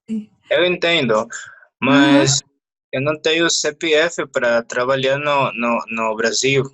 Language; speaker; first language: Portuguese; non-native, learner; Spanish